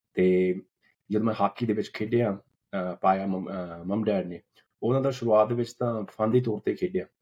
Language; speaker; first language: Punjabi; early bilingual, heritage; Punjabi